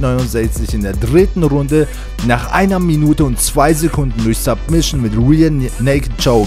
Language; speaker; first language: German; native; German